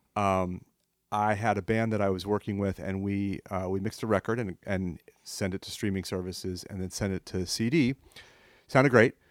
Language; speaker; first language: English; non-native, fluent; French